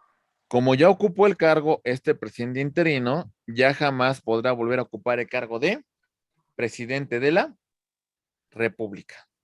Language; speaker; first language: Spanish; native; Spanish